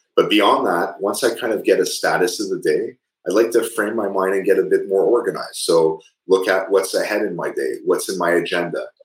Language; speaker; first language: English; early bilingual, other home language; French